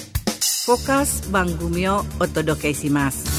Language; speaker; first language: Japanese; non-native, fluent; Indonesian